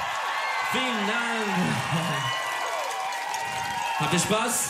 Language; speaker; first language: German; non-native, learner; Turkish